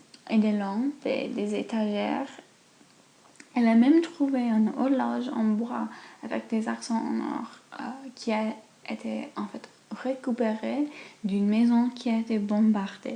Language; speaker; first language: French; non-native, fluent; English